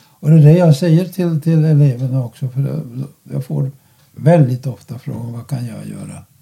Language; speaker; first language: Swedish; non-native, fluent; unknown